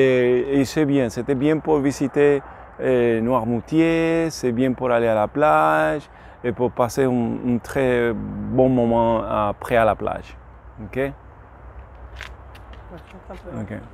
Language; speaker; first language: French; non-native, learner; English